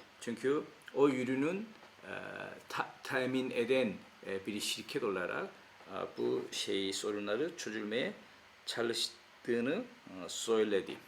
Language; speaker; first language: Turkish; non-native, fluent; Korean